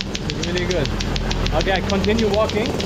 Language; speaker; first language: English; non-native, fluent; German